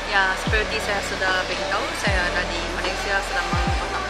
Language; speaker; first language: Malay; non-native, fluent; Japanese